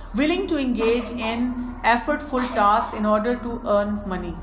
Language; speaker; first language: English; non-native, local second language; Urdu